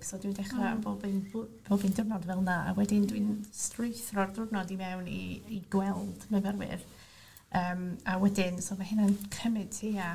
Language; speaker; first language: Welsh; non-native, local second language; English